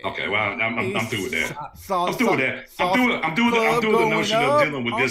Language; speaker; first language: English; native; English